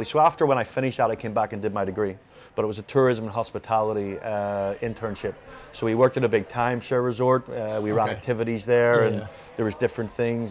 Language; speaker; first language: English; native; English